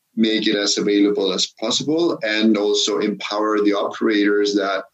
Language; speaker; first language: English; non-native, fluent; Danish